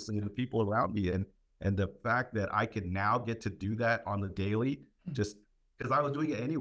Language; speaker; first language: English; native; English